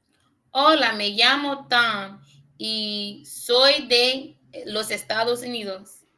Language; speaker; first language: Spanish; non-native, learner; English